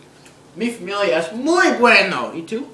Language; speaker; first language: Spanish; non-native, learner; English